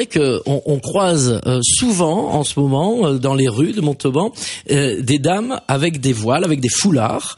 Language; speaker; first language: French; native; French